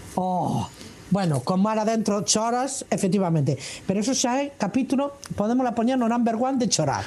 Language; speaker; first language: Galician; non-native, local second language; Spanish